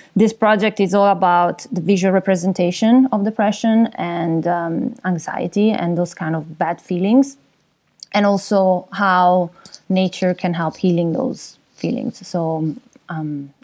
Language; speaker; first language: English; non-native, fluent; Italian